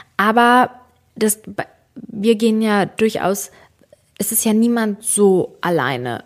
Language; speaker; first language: German; early bilingual, other home language; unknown